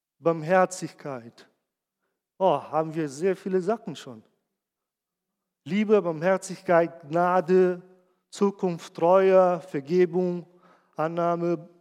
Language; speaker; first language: German; non-native, fluent; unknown